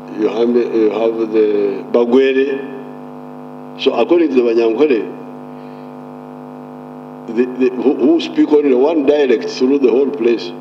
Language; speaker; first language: English; non-native, local second language; Nyankole